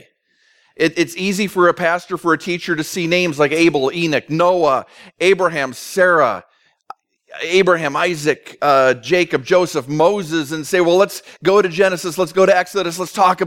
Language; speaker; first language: English; native; English